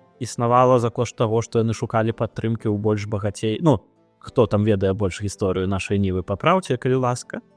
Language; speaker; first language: Belarusian; non-native, local second language; Russian